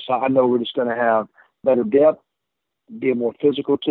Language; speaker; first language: English; native; English